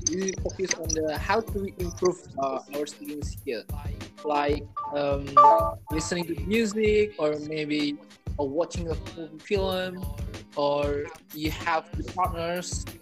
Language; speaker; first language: English; non-native, learner; Indonesian